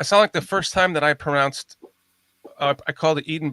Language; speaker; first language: English; native; English